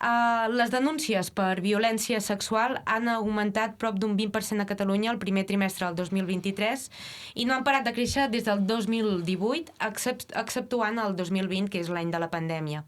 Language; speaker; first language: Catalan; native; Catalan